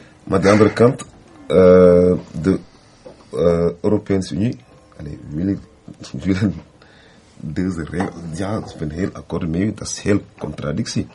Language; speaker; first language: Dutch; non-native, learner; French